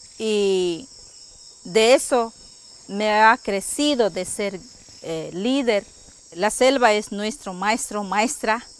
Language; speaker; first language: Spanish; non-native, local second language; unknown